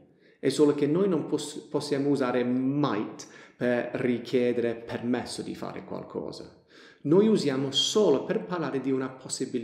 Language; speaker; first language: Italian; non-native, fluent; English